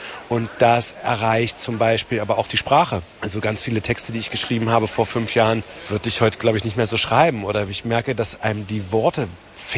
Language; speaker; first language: German; native; German